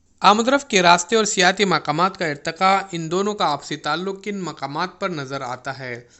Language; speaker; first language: Urdu; native; Urdu